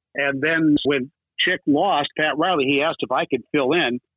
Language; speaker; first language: English; native; English